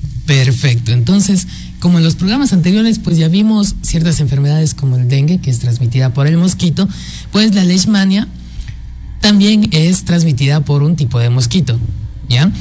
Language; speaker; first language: Spanish; native; Spanish